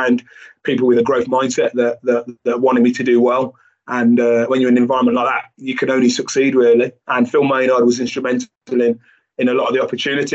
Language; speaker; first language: English; native; English